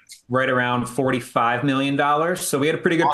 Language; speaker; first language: English; native; English